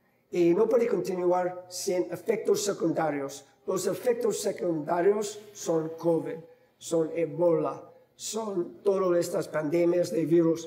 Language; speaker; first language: Spanish; non-native, fluent; English